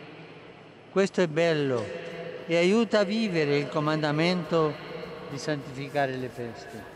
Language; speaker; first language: Italian; non-native, fluent; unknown